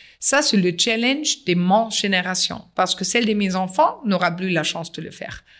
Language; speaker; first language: French; non-native, fluent; German